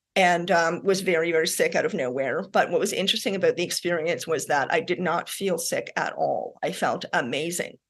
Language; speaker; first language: English; native; English